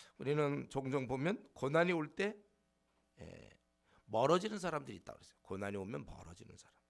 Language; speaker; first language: Korean; native; Korean